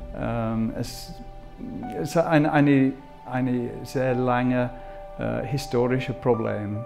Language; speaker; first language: German; non-native, fluent; English